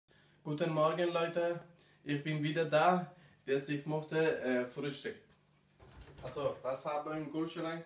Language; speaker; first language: German; non-native, learner; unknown